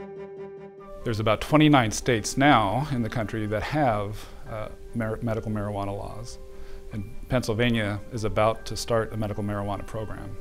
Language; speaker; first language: English; native; English